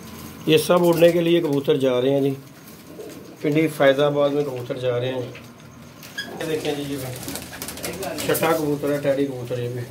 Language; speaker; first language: Hindi; non-native, local second language; Punjabi